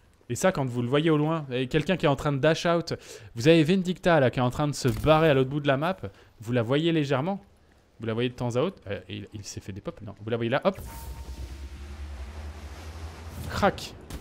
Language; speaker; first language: French; native; French